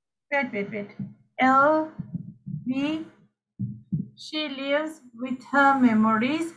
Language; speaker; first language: English; non-native, local second language; Sinhala